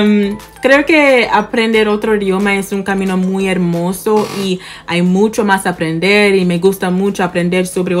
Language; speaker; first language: Spanish; non-native, fluent; English